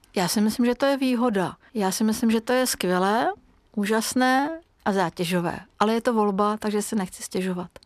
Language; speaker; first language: Czech; non-native, fluent; Hungarian